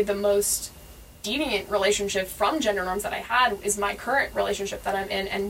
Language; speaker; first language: English; native; English